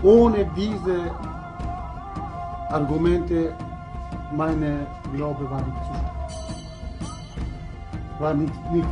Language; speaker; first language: German; early bilingual, other home language; Albanian